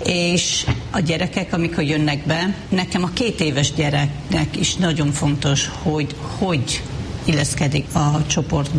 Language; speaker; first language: Hungarian; non-native, fluent; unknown